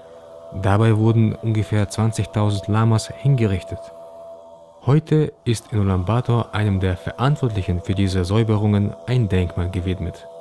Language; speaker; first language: German; native; German